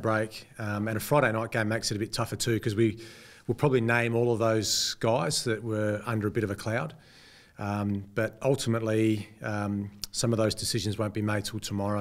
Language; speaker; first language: English; native; English